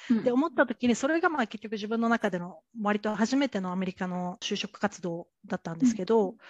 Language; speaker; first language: Japanese; native; Japanese